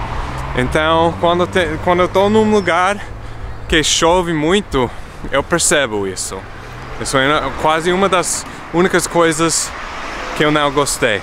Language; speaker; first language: Portuguese; non-native, fluent; English